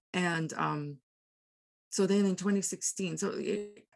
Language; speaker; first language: English; non-native, local second language; Afrikaans